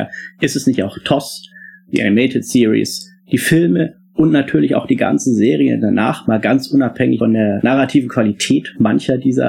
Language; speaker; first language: German; native; German